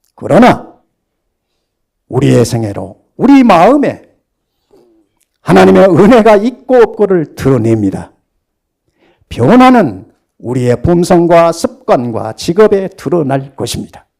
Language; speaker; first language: Korean; native; Korean